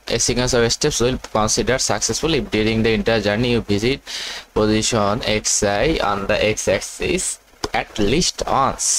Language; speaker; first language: English; non-native, local second language; Bangla